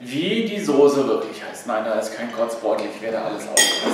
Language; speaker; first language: German; native; German